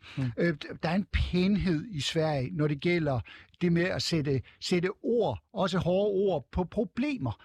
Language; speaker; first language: Danish; native; Danish